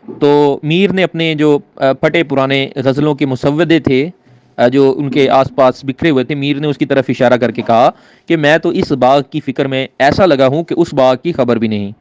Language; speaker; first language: Urdu; native; Urdu